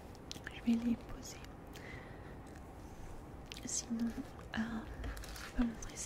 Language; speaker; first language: French; early bilingual, heritage; French